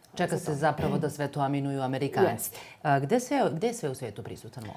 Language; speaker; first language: Serbian; native; Serbian